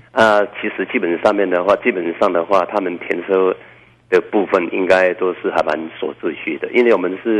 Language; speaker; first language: Chinese; native; Chinese